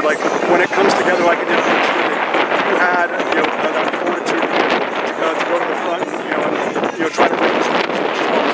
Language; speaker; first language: English; native; English